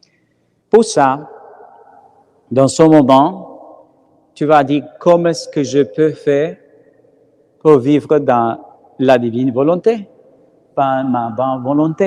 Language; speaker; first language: French; non-native, learner; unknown